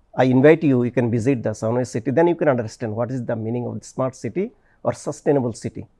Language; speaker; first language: English; non-native, local second language; Bangla